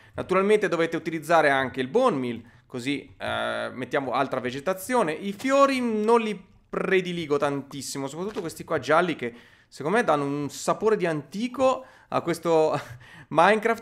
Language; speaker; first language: Italian; native; Italian